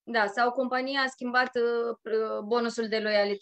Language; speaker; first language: Romanian; native; Romanian